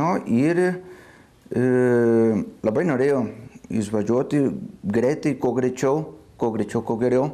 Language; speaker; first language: Lithuanian; non-native, fluent; Spanish